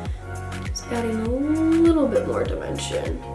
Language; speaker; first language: English; native; English